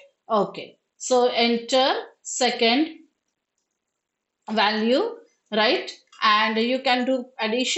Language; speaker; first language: English; non-native, local second language; Hindi